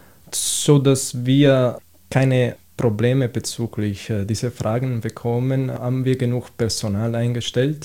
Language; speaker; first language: German; non-native, fluent; Italian